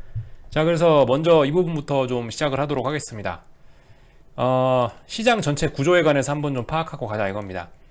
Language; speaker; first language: Korean; native; Korean